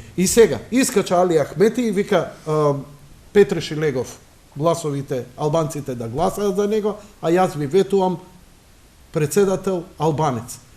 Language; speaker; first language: Macedonian; native; Macedonian